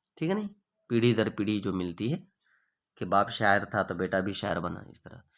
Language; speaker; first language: Urdu; native; Urdu